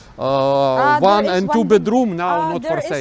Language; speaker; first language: English; non-native, learner; Ukrainian